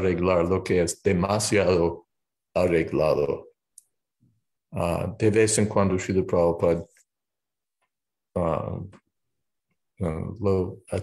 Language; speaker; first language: Spanish; non-native, learner; English